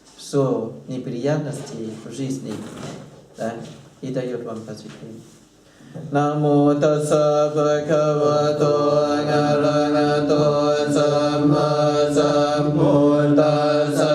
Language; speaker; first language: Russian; non-native, learner; Thai